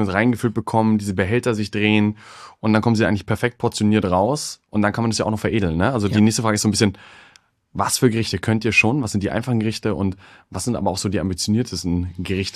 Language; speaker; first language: German; native; German